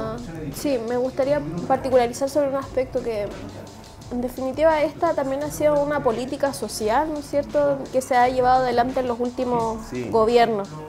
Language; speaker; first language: Spanish; native; Spanish